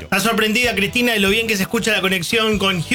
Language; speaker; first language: Spanish; native; Spanish